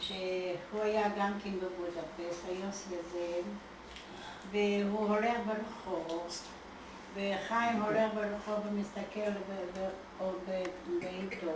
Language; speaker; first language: Hebrew; non-native, fluent; Hungarian